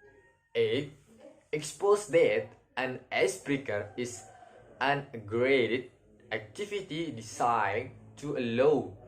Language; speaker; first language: English; non-native, learner; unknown